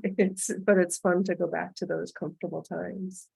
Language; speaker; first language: English; native; English